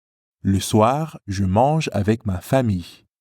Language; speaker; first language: French; non-native, learner; English